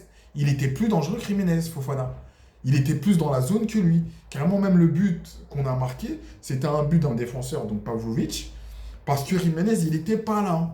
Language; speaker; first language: French; native; French